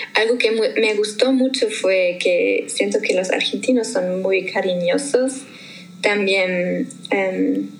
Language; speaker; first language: Spanish; non-native, fluent; German